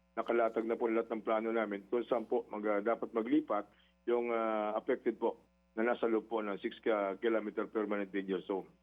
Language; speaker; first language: Filipino; non-native, local second language; Bikol